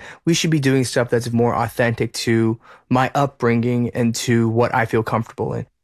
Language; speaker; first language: English; early bilingual, other home language; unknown